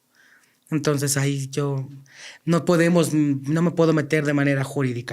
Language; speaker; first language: Spanish; native; Spanish